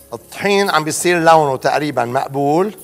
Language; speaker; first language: Arabic; native; Arabic